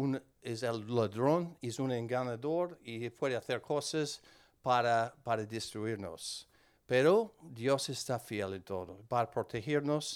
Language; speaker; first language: Spanish; non-native, learner; English